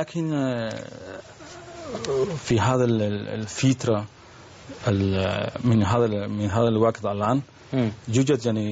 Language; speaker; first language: Arabic; non-native, learner; Spanish